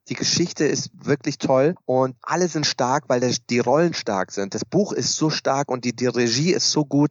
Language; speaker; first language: German; early bilingual, other home language; Turkish